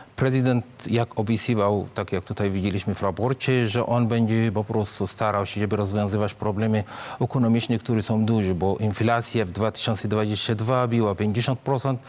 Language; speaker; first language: Polish; non-native, fluent; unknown